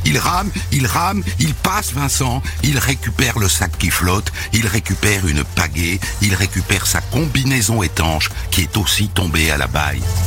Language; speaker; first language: French; native; French